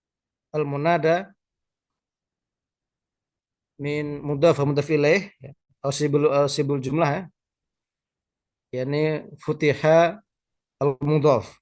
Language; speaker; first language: Arabic; non-native, learner; Indonesian